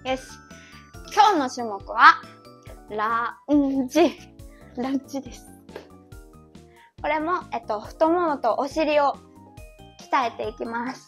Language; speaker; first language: Japanese; native; Japanese